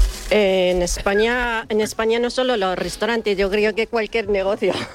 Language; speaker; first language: Spanish; non-native, fluent; German